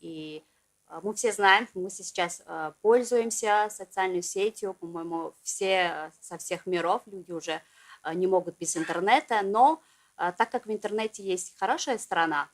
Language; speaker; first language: Russian; non-native, local second language; Uzbek